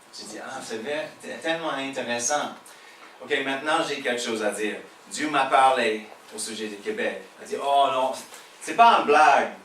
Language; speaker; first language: French; non-native, fluent; English